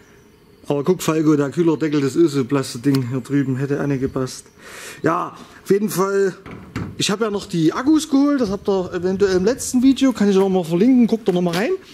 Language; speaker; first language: German; native; German